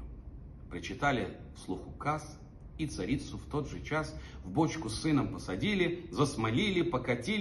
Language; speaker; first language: Russian; native; Russian